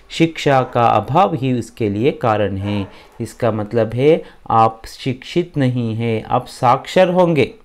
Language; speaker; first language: Hindi; non-native, local second language; Kannada